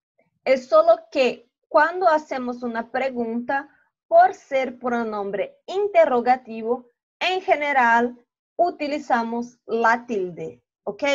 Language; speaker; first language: Spanish; non-native, fluent; Portuguese